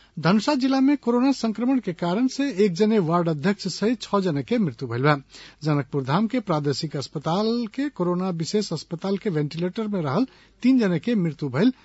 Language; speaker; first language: Bhojpuri; non-native, local second language; Nepali